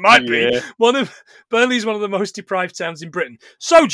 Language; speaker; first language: English; native; English